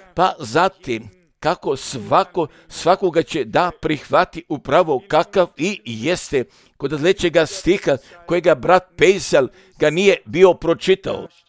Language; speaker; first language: Croatian; early bilingual, heritage; Croatian